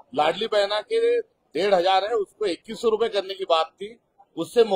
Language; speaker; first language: Hindi; non-native, local second language; Marathi